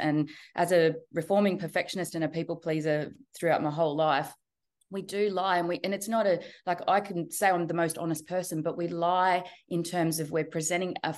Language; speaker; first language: English; native; English